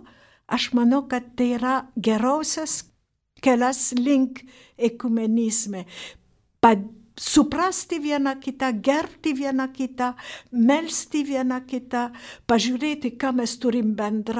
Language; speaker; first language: Lithuanian; non-native, fluent; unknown